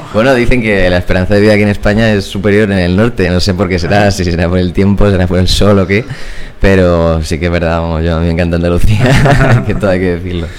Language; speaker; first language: Spanish; native; Spanish